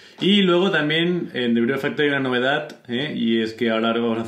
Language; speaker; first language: Spanish; native; Spanish